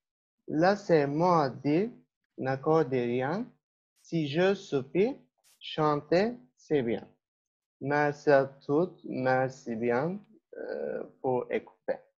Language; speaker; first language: French; non-native, learner; Turkish